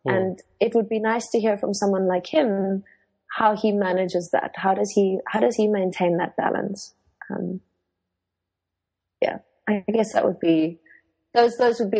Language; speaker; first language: English; non-native, local second language; Afrikaans